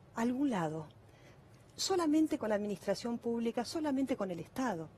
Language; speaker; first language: Spanish; native; Spanish